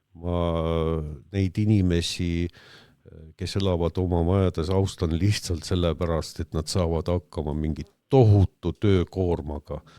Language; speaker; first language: Estonian; non-native, local second language; Russian